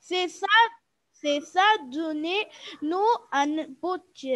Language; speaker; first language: French; non-native, learner; Arabic